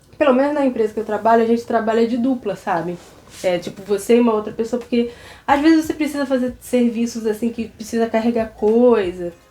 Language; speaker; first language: Portuguese; native; Portuguese